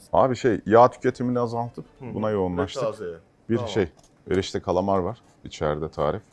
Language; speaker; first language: Turkish; native; Turkish